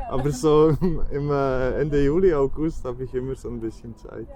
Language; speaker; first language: German; native; German